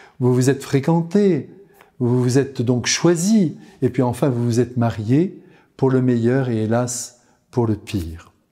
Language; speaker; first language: French; native; French